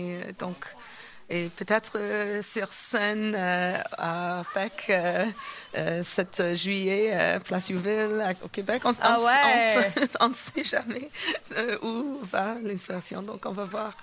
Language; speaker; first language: French; non-native, fluent; English